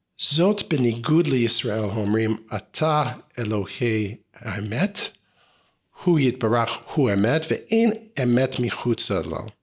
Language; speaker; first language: Hebrew; non-native, fluent; English